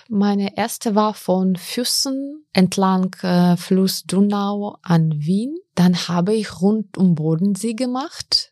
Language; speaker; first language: German; non-native, fluent; Ukrainian